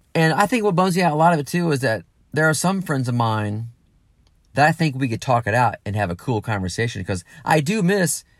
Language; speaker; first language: English; native; English